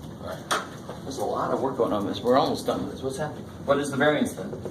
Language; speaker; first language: English; native; English